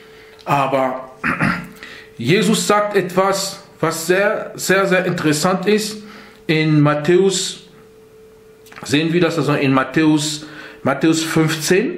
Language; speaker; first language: German; non-native, fluent; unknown